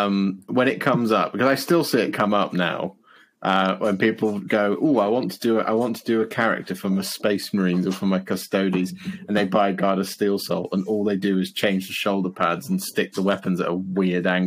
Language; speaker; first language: English; native; English